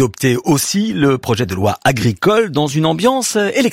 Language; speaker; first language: French; native; French